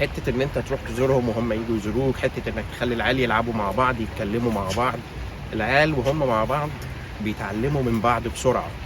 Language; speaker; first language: Arabic; native; Arabic